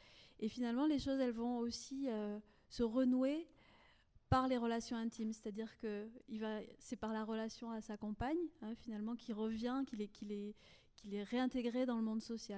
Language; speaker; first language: French; native; French